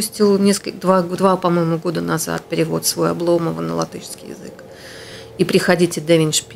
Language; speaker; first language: Russian; native; Russian